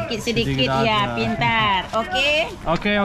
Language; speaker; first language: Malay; non-native, local second language; Minangkabau